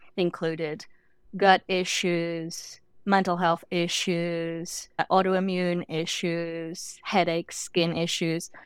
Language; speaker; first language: English; native; English